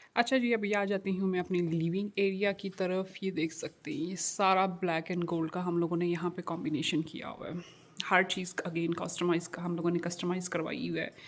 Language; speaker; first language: Urdu; non-native, local second language; Punjabi